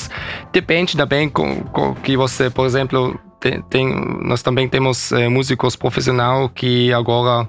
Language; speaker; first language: Portuguese; early bilingual, heritage; German